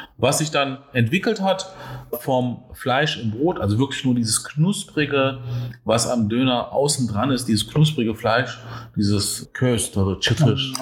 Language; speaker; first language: German; early bilingual, other home language; Turkish